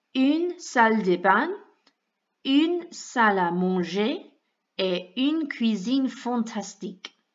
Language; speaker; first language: French; non-native, fluent; English